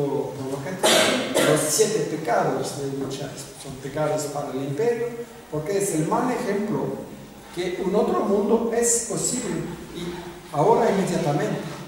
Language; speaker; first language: Spanish; non-native, fluent; French